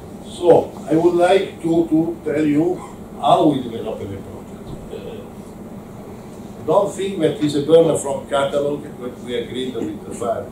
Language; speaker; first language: English; non-native, learner; Italian